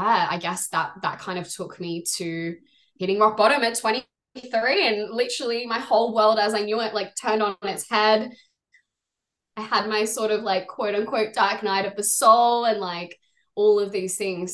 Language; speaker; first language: English; native; English